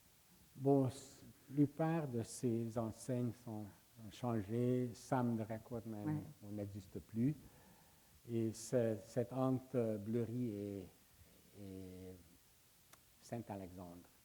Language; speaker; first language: French; non-native, fluent; Hungarian